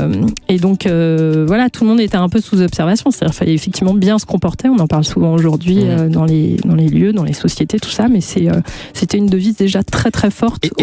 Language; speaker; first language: French; native; French